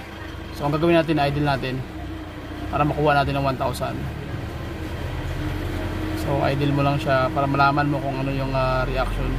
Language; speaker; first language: Filipino; native; Filipino